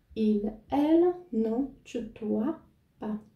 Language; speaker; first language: French; non-native, fluent; Portuguese